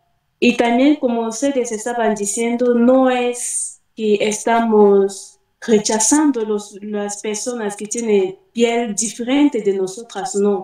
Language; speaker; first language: Spanish; non-native, fluent; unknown